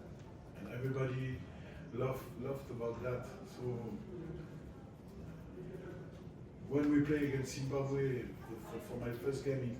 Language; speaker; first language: English; non-native, fluent; French